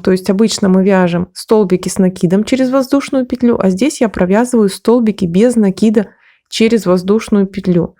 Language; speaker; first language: Russian; native; Russian